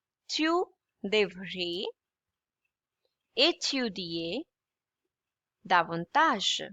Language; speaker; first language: French; non-native, fluent; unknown